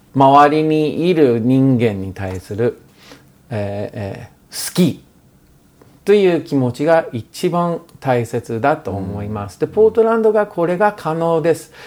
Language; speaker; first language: Japanese; non-native, fluent; English